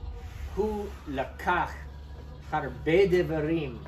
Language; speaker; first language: Hebrew; non-native, learner; English